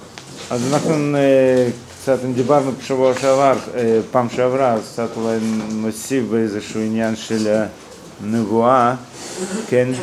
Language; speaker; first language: Hebrew; non-native, fluent; Russian